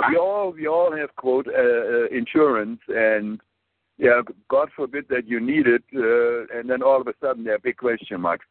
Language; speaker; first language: English; non-native, fluent; German